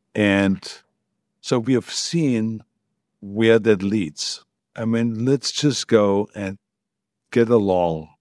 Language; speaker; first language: English; non-native, fluent; German